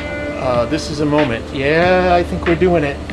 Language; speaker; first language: English; native; English